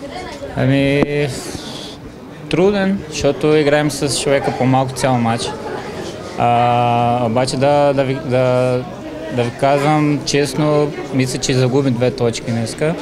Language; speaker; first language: Bulgarian; non-native, learner; Portuguese